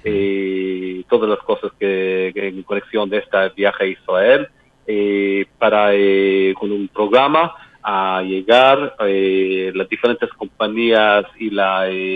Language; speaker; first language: Spanish; non-native, learner; Hebrew